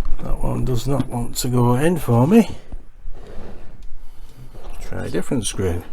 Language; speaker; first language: English; native; English